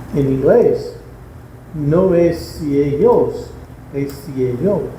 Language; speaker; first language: Spanish; non-native, learner; English